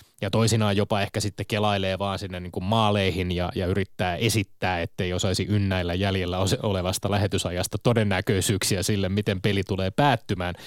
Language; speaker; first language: Finnish; native; Finnish